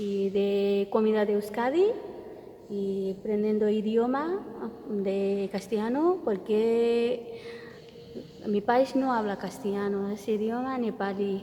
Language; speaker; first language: Spanish; non-native, learner; Nepali